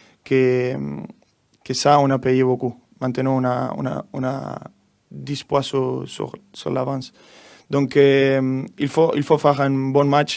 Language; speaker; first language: French; non-native, learner; Spanish